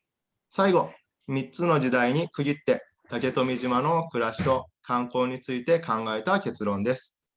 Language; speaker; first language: Japanese; native; Japanese